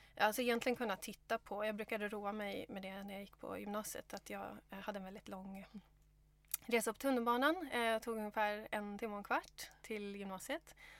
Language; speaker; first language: Swedish; native; Swedish